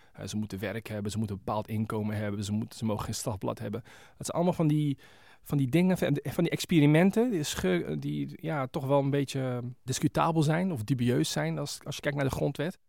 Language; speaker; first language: Dutch; early bilingual, other home language; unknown